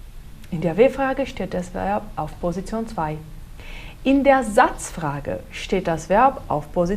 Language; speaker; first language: German; non-native, fluent; Portuguese